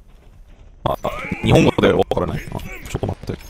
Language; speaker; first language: Japanese; non-native, learner; English